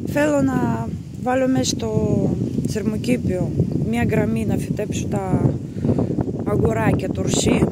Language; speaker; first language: Greek; non-native, fluent; Russian